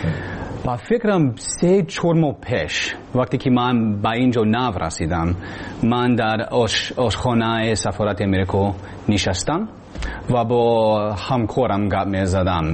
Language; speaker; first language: Tajik; non-native, learner; English